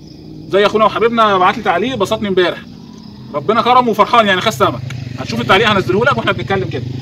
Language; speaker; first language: Arabic; native; Arabic